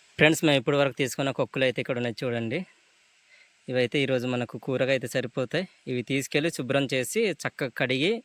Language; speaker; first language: Telugu; non-native, local second language; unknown